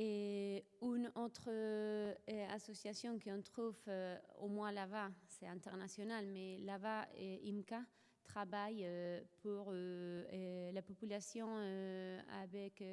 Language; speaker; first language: French; non-native, fluent; Spanish